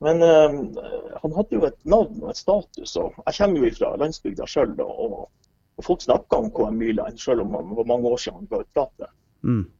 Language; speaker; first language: Norwegian; native; Norwegian